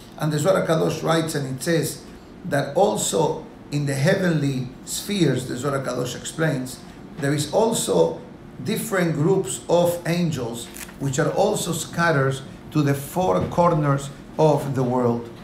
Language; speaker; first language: English; non-native, fluent; Spanish